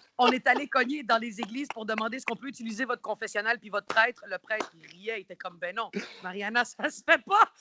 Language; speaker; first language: French; early bilingual, other home language; Arabic